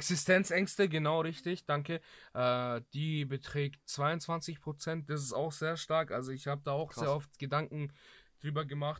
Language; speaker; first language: German; early bilingual, other home language; Greek